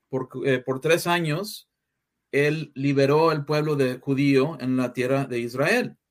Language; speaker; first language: Spanish; early bilingual, heritage; English